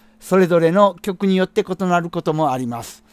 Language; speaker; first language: Japanese; native; Japanese